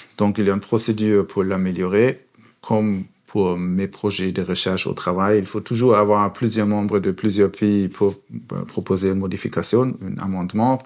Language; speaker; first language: French; non-native, fluent; German